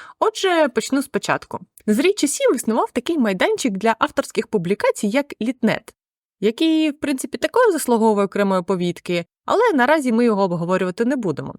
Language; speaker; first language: Ukrainian; native; Ukrainian